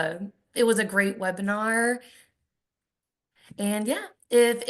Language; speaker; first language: English; native; English